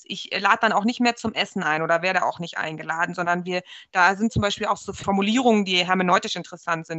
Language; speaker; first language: German; native; German